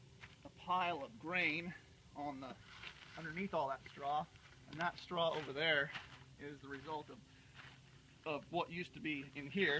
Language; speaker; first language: English; native; English